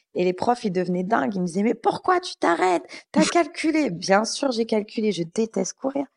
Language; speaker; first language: French; native; French